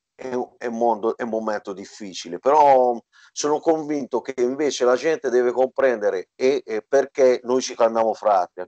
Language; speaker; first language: Italian; native; Italian